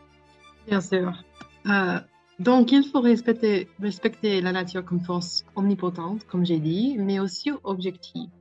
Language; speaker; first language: French; non-native, learner; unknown